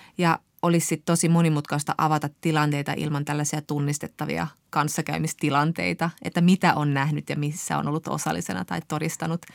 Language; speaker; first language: Finnish; native; Finnish